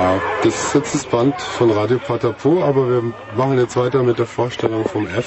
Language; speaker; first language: German; native; German